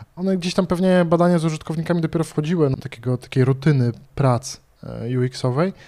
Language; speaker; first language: Polish; native; Polish